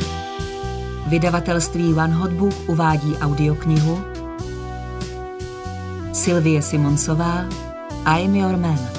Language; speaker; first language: Czech; native; Czech